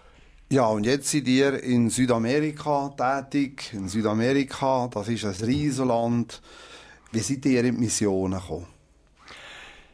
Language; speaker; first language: German; native; German